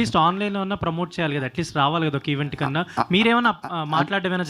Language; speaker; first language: Telugu; native; Telugu